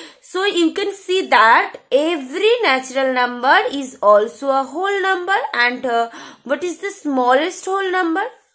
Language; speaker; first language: English; non-native, local second language; Bangla